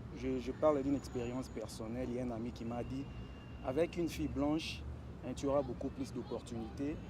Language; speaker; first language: French; non-native, local second language; Lingala